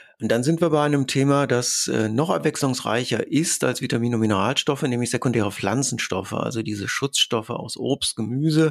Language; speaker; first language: German; native; German